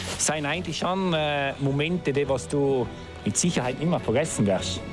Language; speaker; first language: German; native; German